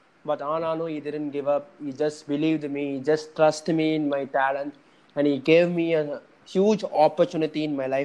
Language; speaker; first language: English; non-native, local second language; Tamil